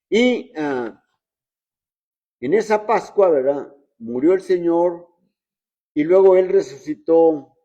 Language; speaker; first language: Spanish; native; Spanish